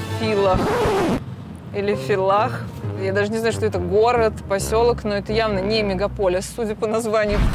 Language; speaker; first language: Russian; native; Russian